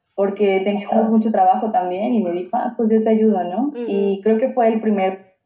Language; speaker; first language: Spanish; native; Spanish